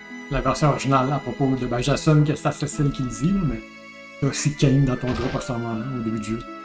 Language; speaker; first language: French; native; French